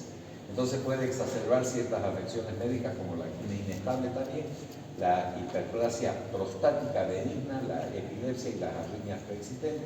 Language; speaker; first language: Spanish; native; Spanish